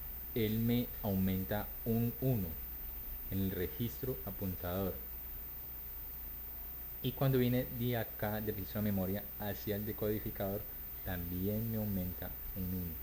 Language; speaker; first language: Spanish; native; Spanish